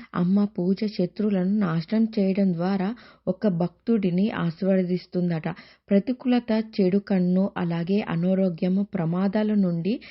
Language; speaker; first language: Telugu; native; Telugu